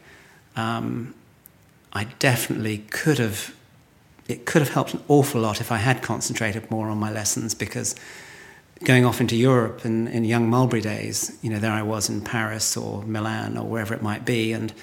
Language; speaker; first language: English; native; English